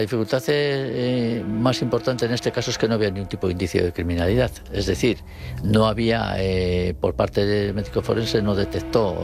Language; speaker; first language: Spanish; native; Spanish